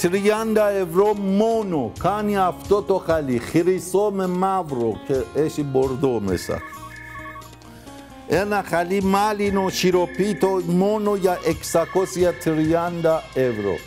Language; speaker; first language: Greek; non-native, fluent; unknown